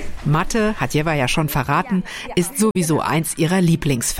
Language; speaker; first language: German; native; German